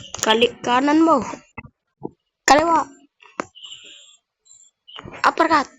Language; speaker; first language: Filipino; native; Filipino